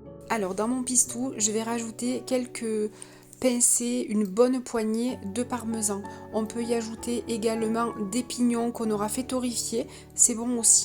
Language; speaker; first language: French; native; French